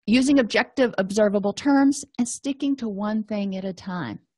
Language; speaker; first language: English; native; English